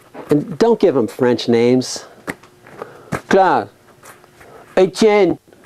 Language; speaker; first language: English; native; English